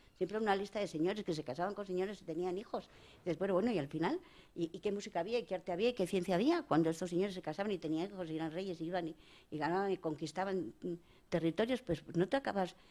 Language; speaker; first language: Spanish; native; Spanish